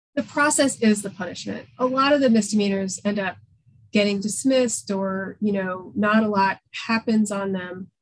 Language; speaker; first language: English; native; English